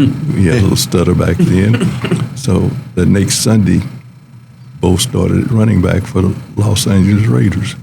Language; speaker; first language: English; native; English